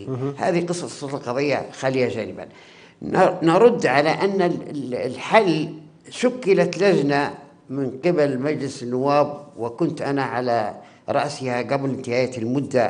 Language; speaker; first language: Arabic; native; Arabic